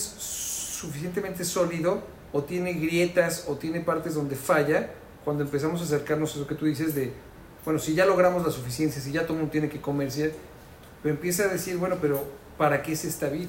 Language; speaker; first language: Spanish; native; Spanish